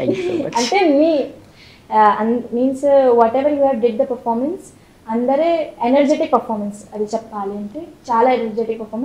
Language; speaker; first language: Telugu; non-native, local second language; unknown